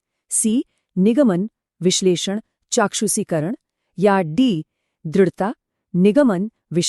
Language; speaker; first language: Hindi; native; Hindi